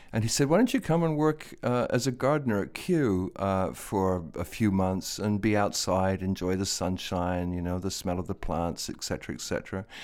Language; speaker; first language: English; native; English